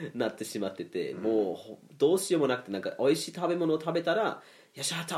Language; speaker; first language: Japanese; non-native, fluent; Swedish